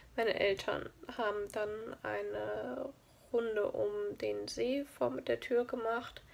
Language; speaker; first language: German; native; German